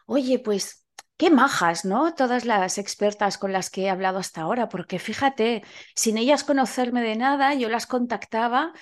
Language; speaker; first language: Spanish; non-native, local second language; Catalan